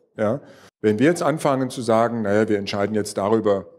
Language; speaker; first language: German; native; German